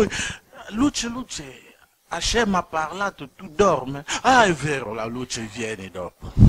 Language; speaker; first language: Italian; non-native, learner; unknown